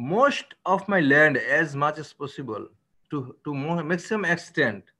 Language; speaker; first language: English; non-native, local second language; Bangla